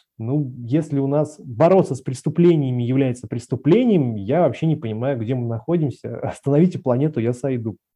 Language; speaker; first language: Russian; native; Russian